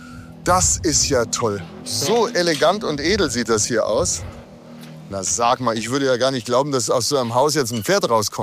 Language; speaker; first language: German; native; German